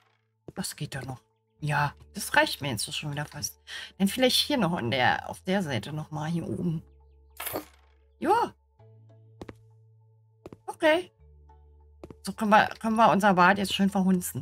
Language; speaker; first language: German; native; German